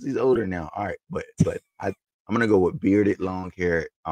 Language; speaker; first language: English; native; English